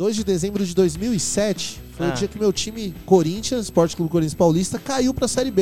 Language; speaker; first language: Portuguese; native; Portuguese